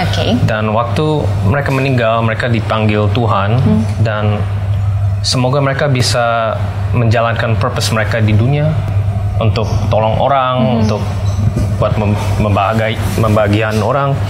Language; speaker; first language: Indonesian; early bilingual, heritage; English